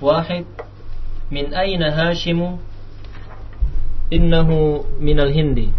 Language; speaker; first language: Arabic; non-native, learner; Indonesian